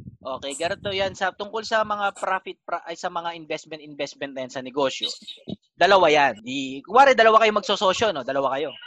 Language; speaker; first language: Filipino; native; Filipino